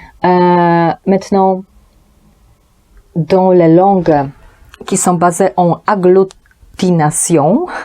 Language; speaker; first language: French; non-native, learner; Polish